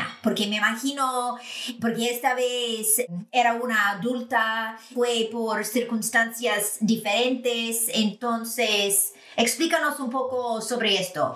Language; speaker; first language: Spanish; non-native, fluent; English